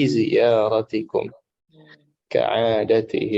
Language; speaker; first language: Arabic; non-native, fluent; Indonesian